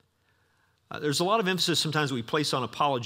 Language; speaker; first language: English; native; English